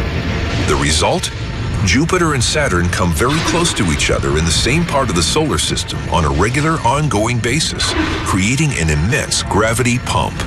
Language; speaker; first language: English; native; English